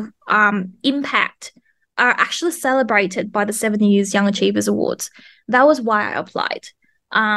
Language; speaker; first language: English; non-native, fluent; Vietnamese